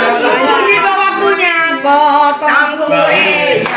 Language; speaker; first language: Indonesian; non-native, fluent; German